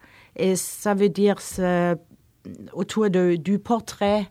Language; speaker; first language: French; non-native, learner; Norwegian